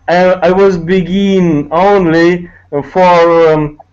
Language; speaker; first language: English; non-native, learner; Tatar